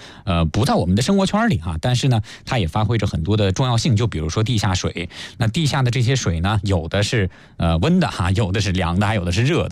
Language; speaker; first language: Chinese; native; Chinese